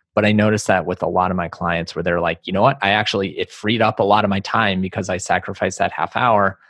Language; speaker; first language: English; native; English